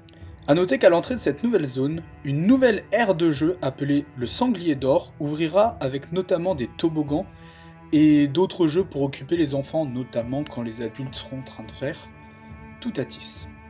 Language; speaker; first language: French; native; French